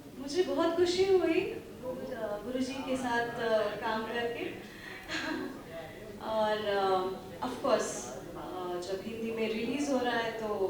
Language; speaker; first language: Hindi; non-native, local second language; Kannada